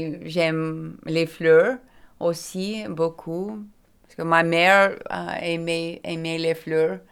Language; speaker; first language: French; non-native, learner; Lithuanian